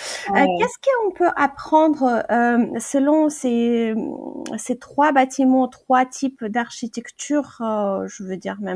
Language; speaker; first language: French; non-native, fluent; Ukrainian